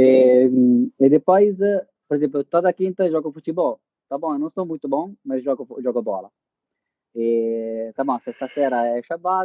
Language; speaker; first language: Portuguese; non-native, fluent; Italian